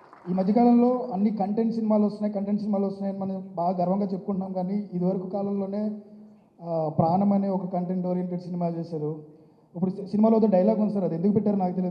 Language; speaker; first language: Telugu; native; Telugu